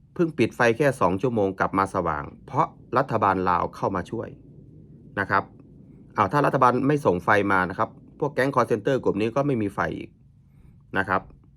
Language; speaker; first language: Thai; native; Thai